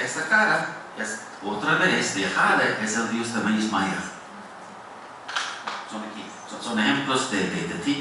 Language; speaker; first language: Spanish; non-native, fluent; English